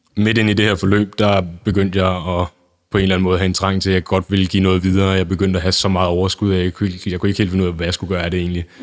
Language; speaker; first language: Danish; native; Danish